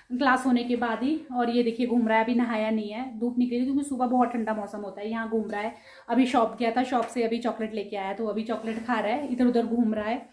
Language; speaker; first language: Hindi; non-native, local second language; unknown